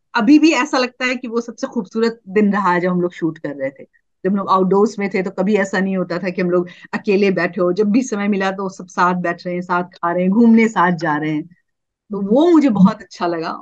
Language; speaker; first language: Hindi; native; Hindi